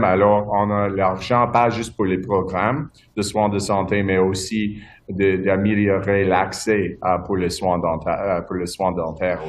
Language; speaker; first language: French; non-native, local second language; English